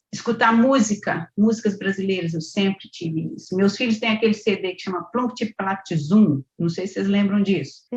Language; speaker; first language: Portuguese; native; Portuguese